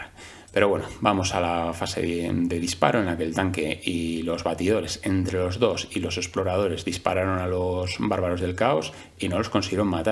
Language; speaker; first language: Spanish; native; Spanish